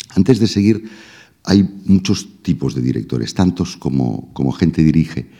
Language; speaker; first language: Spanish; native; Spanish